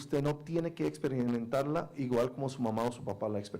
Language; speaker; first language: Spanish; native; Spanish